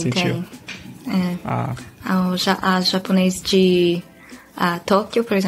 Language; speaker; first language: Portuguese; non-native, fluent; Dutch